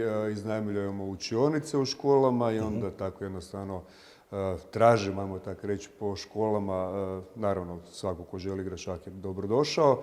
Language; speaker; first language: Croatian; native; Croatian